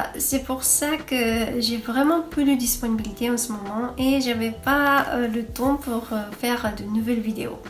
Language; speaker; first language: French; non-native, fluent; Japanese